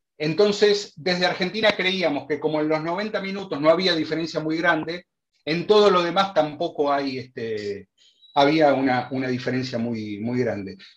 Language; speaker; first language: Spanish; native; Spanish